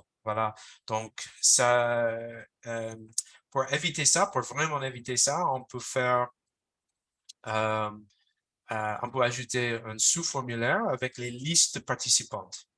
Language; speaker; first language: French; non-native, fluent; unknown